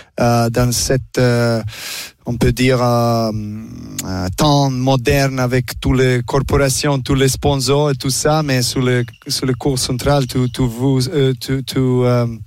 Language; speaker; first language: French; non-native, learner; Serbian